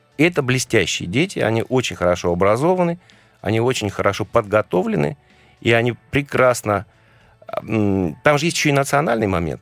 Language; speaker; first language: Russian; native; Russian